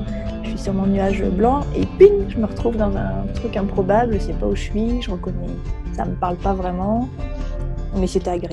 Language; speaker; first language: French; native; French